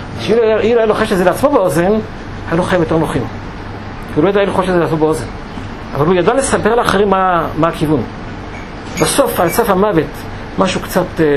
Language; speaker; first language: Hebrew; native; Hebrew